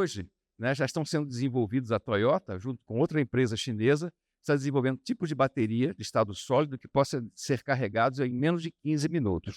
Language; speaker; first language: Portuguese; native; Portuguese